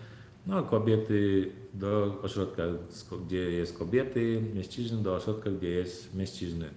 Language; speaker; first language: Polish; non-native, learner; Turkmen